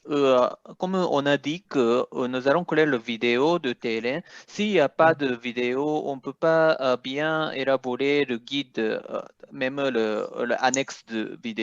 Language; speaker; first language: French; non-native, fluent; Japanese